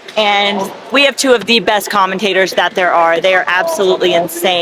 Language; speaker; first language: English; native; English